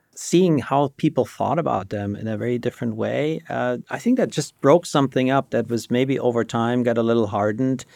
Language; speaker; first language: English; non-native, fluent; German